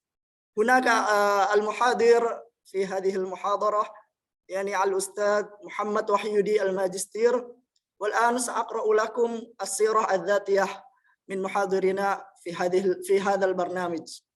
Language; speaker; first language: Arabic; non-native, fluent; Indonesian